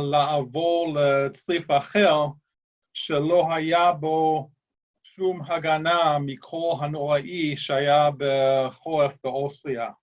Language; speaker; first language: Hebrew; non-native, fluent; English